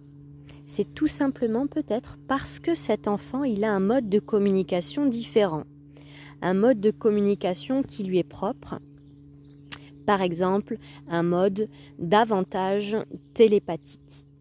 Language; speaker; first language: French; native; French